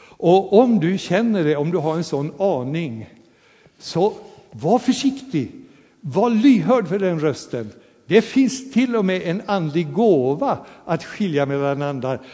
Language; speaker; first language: Swedish; native; Swedish